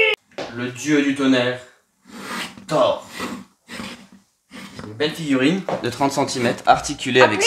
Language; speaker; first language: French; native; French